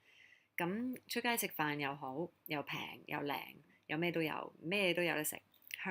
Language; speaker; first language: Cantonese; non-native, fluent; English